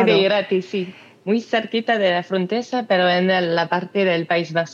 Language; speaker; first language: Spanish; non-native, learner; French